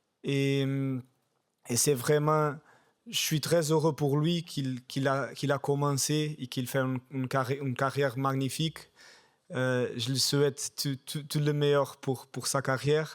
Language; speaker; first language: French; non-native, fluent; Portuguese